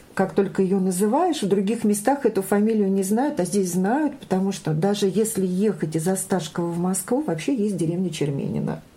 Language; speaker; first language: Russian; native; Russian